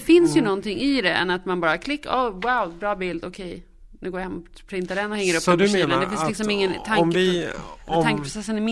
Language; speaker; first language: Swedish; native; Swedish